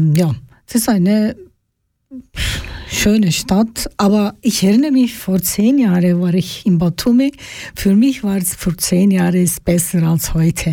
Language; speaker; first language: German; non-native, learner; Georgian